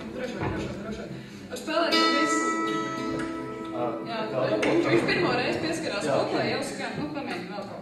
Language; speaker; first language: Latvian; native; Latvian